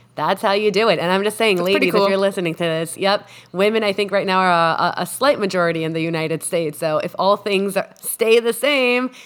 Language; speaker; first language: English; non-native, fluent; Spanish